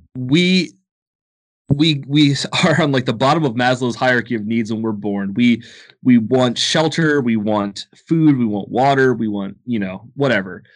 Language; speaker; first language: English; native; English